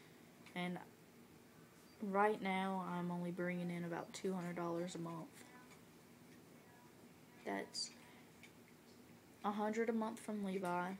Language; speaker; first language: English; native; English